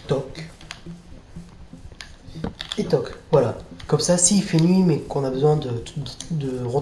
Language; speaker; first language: French; native; French